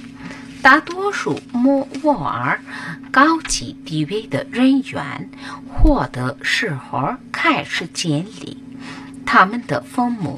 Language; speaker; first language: Chinese; non-native, learner; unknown